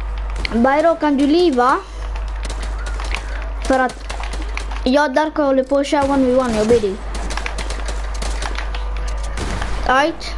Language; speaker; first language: Swedish; early bilingual, other home language; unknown